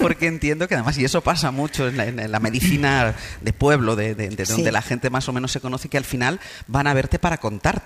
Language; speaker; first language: Spanish; native; Spanish